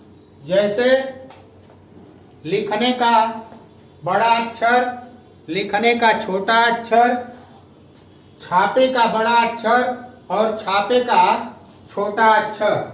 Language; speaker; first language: Hindi; native; Hindi